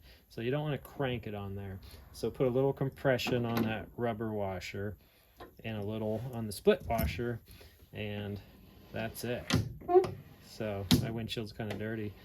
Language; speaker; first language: English; native; English